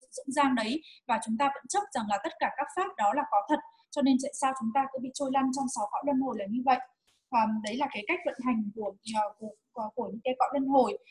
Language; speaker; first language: Vietnamese; native; Vietnamese